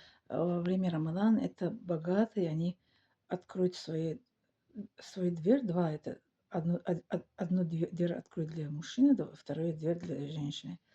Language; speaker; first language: Russian; non-native, local second language; Tajik